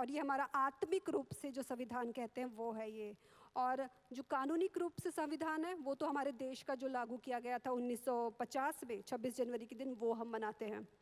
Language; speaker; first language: Hindi; non-native, local second language; Marathi